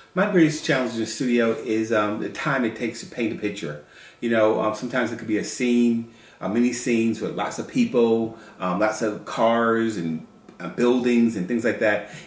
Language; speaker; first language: English; native; English